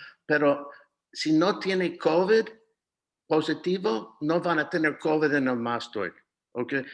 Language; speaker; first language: Spanish; non-native, fluent; English